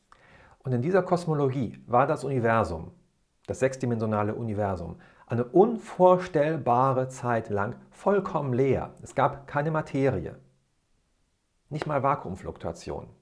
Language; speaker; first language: German; native; German